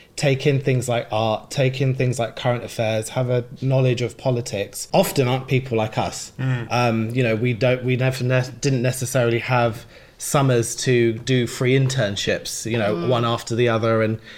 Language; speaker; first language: English; early bilingual, other home language; Urdu